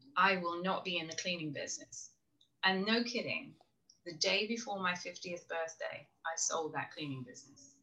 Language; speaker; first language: English; native; English